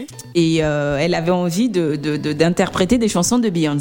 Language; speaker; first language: French; native; French